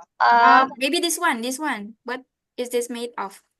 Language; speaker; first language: English; non-native, fluent; Indonesian